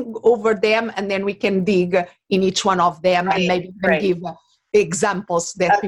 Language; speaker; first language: English; non-native, fluent; Portuguese